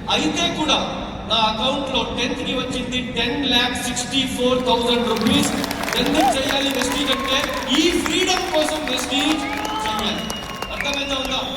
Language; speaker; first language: Telugu; non-native, local second language; Urdu